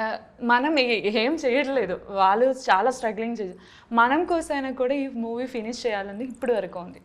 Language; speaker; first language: Telugu; non-native, learner; Malayalam